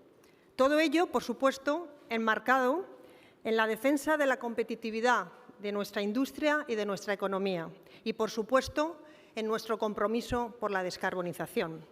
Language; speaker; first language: Spanish; native; Spanish